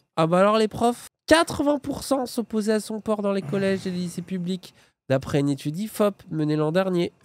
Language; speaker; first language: French; native; French